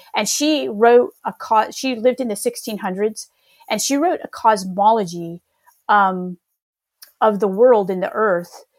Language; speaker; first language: English; native; English